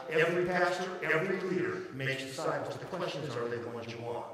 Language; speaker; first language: English; early bilingual, other home language; Korean